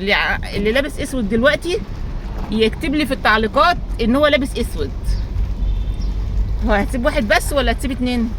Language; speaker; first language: Arabic; native; Arabic